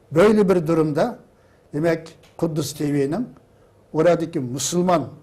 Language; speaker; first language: Turkish; non-native, fluent; Uyghur